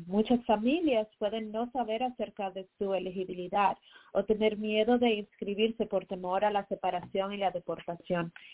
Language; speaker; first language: Spanish; native; Spanish